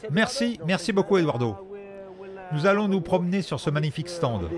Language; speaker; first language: French; native; French